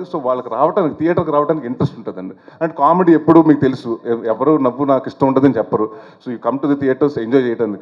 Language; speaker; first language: Telugu; native; Telugu